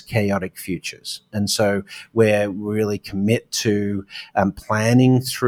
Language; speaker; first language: English; native; English